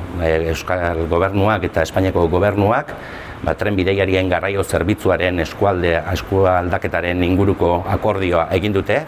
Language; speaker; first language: Basque; native; Basque